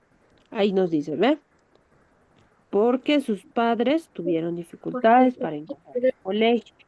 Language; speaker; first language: Spanish; native; Spanish